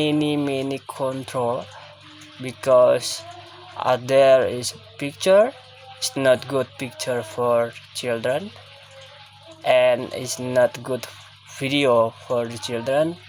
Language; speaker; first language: English; non-native, learner; Indonesian